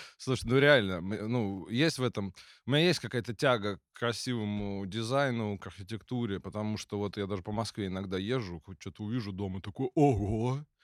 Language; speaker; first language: Russian; native; Russian